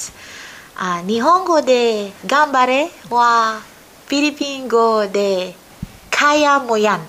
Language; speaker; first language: Japanese; non-native, learner; Filipino